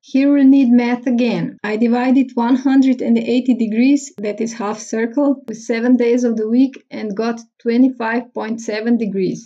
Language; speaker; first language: English; non-native, fluent; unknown